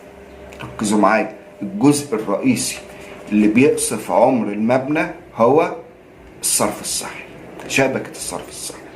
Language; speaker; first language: Arabic; native; Arabic